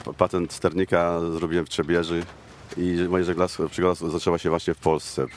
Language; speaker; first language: Polish; native; Polish